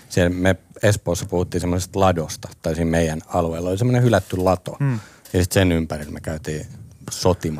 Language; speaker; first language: Finnish; native; Finnish